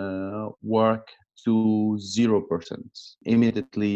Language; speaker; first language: English; non-native, learner; Arabic